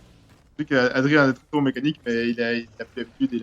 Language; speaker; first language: French; native; French